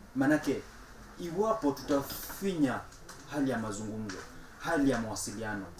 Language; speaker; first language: Swahili; non-native, local second language; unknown